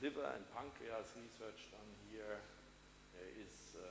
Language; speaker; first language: English; non-native, fluent; German